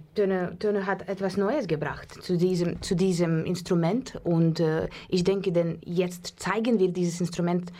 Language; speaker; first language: German; non-native, fluent; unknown